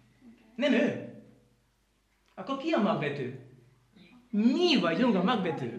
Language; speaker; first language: Hungarian; non-native, learner; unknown